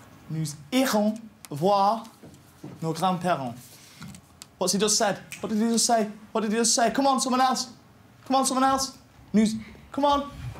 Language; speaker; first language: English; native; English